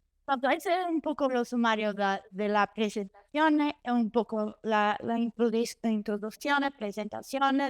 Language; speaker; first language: Spanish; non-native, learner; Portuguese